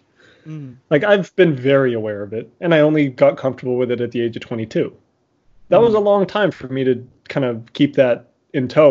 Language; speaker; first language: English; native; English